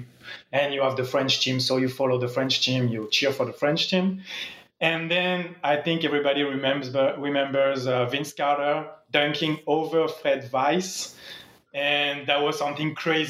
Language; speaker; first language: English; non-native, fluent; French